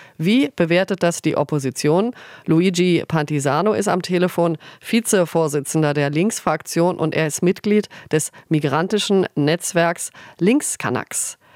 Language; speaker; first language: German; native; German